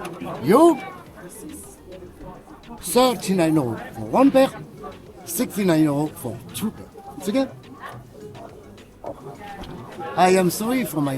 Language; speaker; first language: English; non-native, learner; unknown